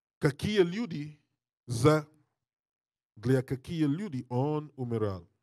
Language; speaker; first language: Russian; non-native, learner; English